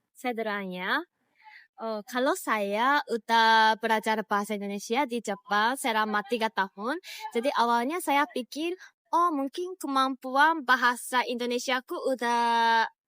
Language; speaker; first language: Indonesian; non-native, fluent; Japanese